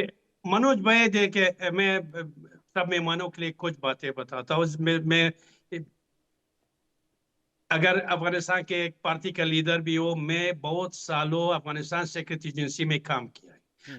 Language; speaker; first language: Hindi; non-native, fluent; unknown